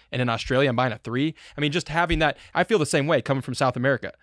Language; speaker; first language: English; native; English